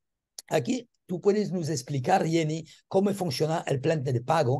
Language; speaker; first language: Spanish; non-native, learner; French